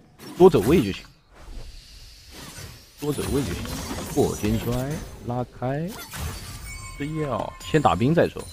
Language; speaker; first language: Chinese; native; Chinese